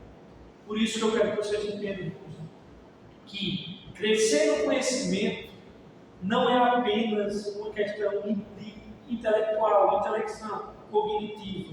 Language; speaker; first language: Portuguese; native; Portuguese